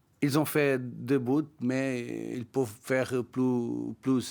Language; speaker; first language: French; non-native, learner; Portuguese